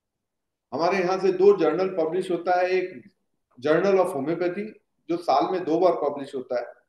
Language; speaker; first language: Hindi; native; Hindi